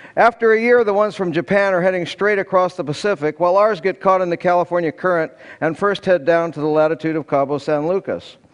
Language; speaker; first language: English; native; English